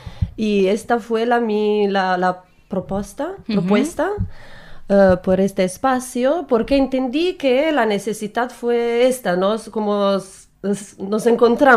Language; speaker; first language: Spanish; non-native, learner; Italian